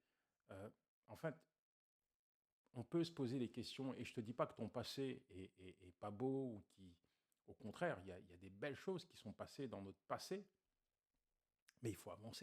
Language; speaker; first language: French; native; French